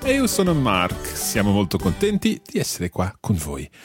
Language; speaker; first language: Italian; non-native, fluent; English